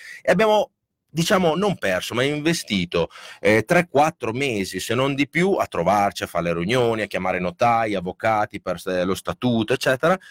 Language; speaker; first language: Italian; native; Italian